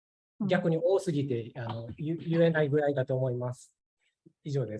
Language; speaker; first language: Japanese; native; Japanese